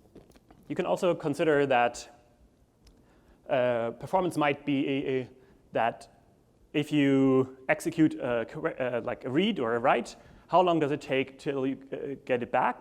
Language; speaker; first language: English; non-native, fluent; German